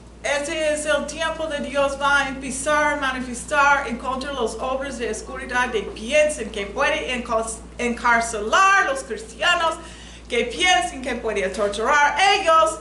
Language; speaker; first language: Spanish; non-native, fluent; English